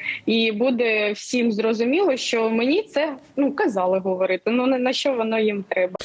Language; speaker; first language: Ukrainian; non-native, local second language; Russian